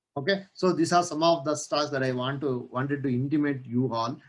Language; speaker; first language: English; non-native, local second language; Kannada